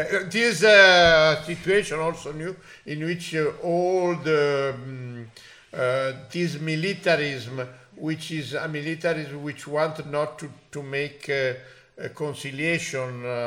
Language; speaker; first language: English; non-native, fluent; Italian